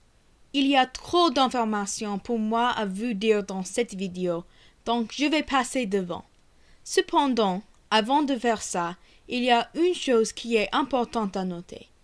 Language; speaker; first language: French; non-native, learner; English